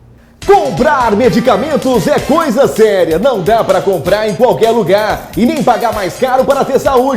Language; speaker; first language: Portuguese; native; Portuguese